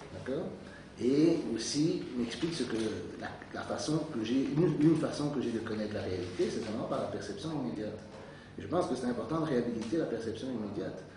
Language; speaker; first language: French; native; French